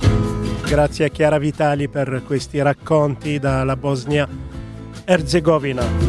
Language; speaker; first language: Italian; native; Italian